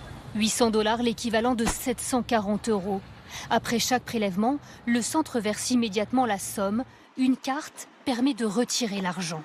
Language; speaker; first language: French; native; French